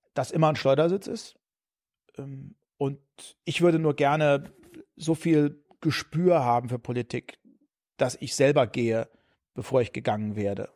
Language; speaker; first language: German; native; German